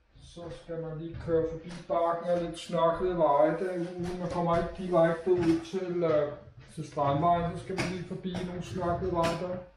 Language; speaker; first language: Danish; native; Danish